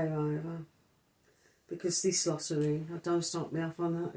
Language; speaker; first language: English; native; English